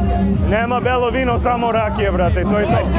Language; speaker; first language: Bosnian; non-native, learner; English